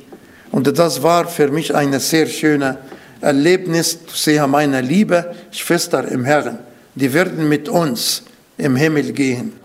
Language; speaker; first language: German; non-native, fluent; Arabic